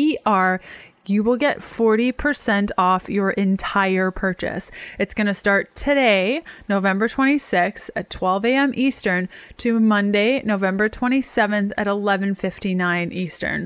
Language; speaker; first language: English; native; English